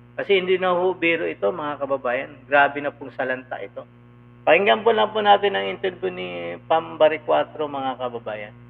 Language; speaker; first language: Filipino; non-native, local second language; Cebuano